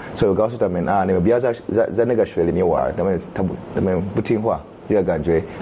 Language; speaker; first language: Chinese; non-native, learner; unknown